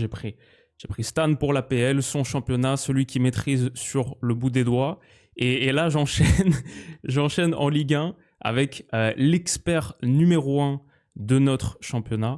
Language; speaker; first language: French; native; French